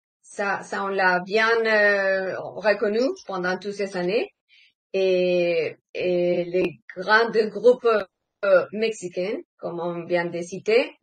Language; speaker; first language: French; non-native, fluent; Spanish